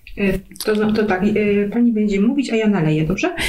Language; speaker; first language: Polish; native; Polish